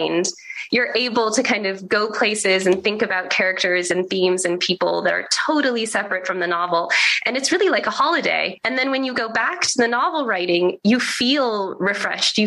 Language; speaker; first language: English; native; English